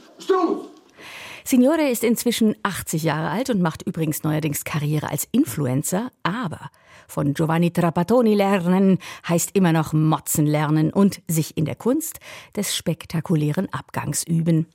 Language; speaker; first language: German; native; German